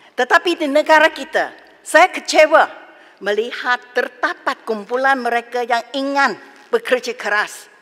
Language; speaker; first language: Malay; non-native, local second language; Chinese